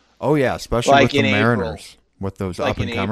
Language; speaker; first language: English; native; English